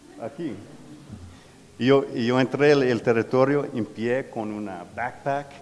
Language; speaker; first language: Spanish; non-native, learner; English